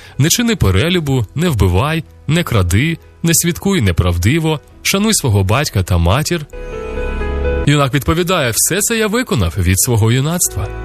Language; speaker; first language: Ukrainian; native; Ukrainian